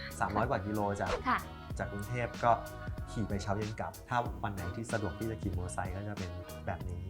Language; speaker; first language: Thai; native; Thai